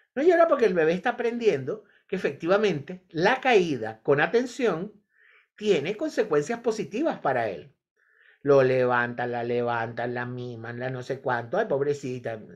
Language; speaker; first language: Spanish; native; Spanish